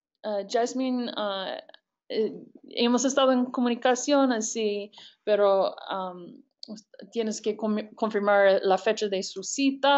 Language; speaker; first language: Spanish; non-native, fluent; English